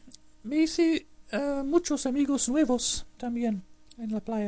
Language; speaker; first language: Spanish; non-native, learner; English